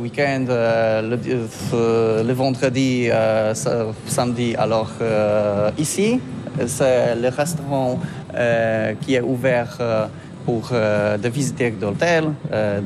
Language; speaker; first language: French; non-native, learner; Polish